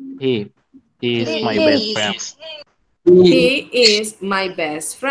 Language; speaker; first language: English; non-native, fluent; Spanish